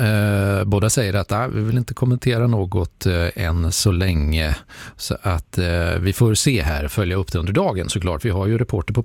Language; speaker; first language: Swedish; native; Swedish